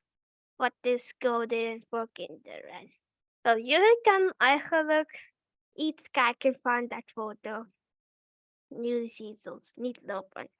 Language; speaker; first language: Dutch; early bilingual, other home language; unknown